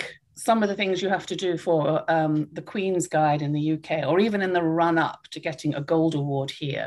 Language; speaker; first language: English; native; English